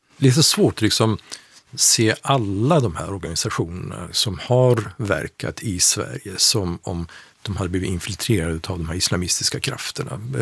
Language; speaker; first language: Swedish; non-native, fluent; Persian